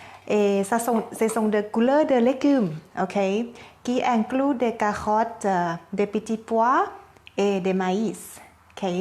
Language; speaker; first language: French; non-native, fluent; Thai